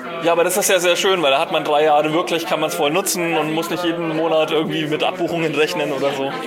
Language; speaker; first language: German; native; German